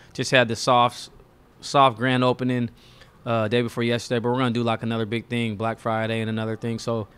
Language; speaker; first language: English; native; English